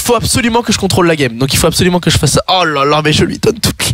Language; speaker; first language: French; native; French